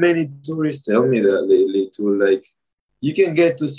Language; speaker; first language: English; non-native, fluent; Spanish